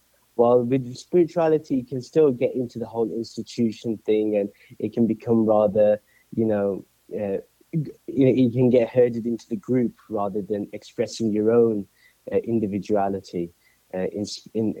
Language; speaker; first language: English; native; English